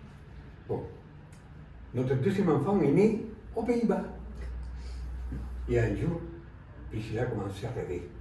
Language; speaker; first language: French; non-native, fluent; Spanish